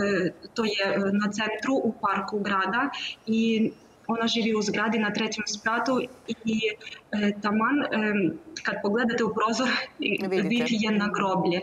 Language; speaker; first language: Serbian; non-native, learner; Ukrainian